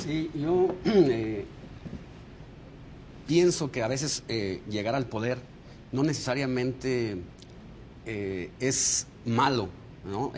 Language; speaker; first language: Spanish; native; Spanish